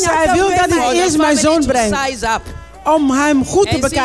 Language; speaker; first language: Dutch; non-native, fluent; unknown